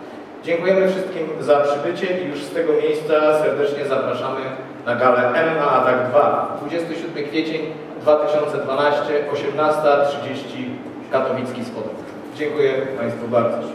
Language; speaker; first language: Polish; native; Polish